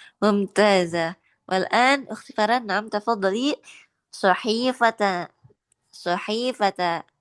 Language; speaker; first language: Arabic; non-native, learner; Indonesian